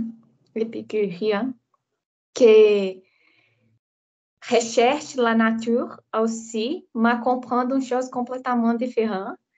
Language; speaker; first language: French; non-native, learner; Portuguese